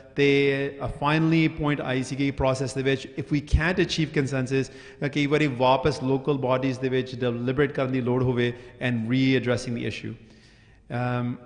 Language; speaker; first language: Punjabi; early bilingual, heritage; Punjabi